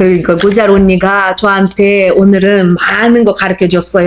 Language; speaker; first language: Korean; non-native, fluent; Uzbek